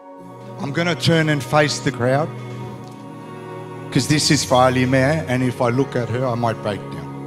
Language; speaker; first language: English; native; English